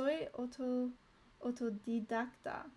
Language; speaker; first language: Spanish; non-native, learner; English